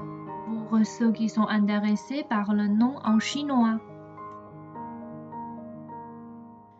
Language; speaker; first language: French; non-native, fluent; Chinese